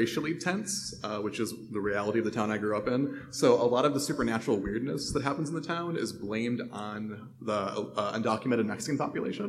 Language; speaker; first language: English; native; English